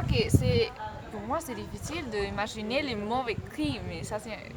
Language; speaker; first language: French; non-native, learner; Spanish